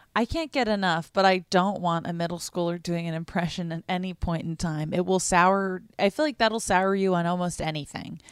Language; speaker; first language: English; native; English